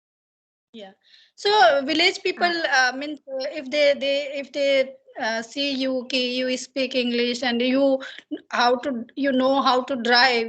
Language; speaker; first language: English; non-native, learner; Hindi